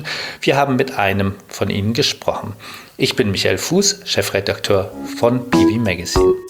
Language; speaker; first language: German; native; German